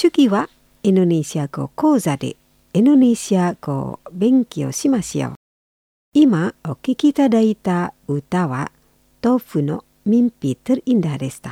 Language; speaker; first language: Japanese; non-native, fluent; Indonesian